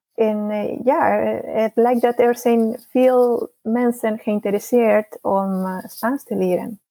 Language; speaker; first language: Dutch; non-native, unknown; Spanish